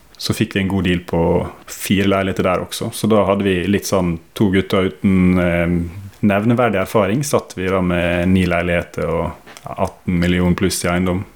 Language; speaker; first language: Norwegian; native; Norwegian